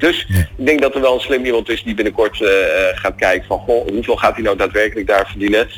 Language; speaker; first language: Dutch; native; Dutch